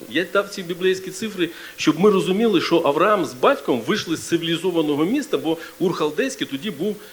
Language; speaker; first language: Ukrainian; non-native, local second language; Russian